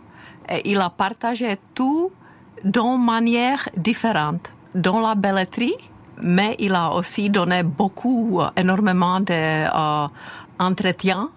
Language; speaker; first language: French; non-native, fluent; Czech